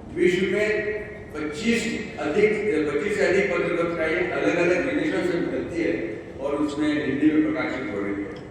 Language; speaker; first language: Hindi; native; Hindi